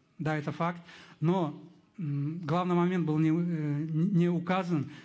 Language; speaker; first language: Russian; non-native, local second language; Uzbek